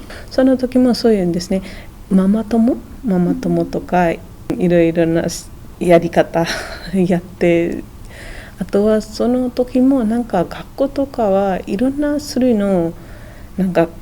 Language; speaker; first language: Japanese; non-native, fluent; Nepali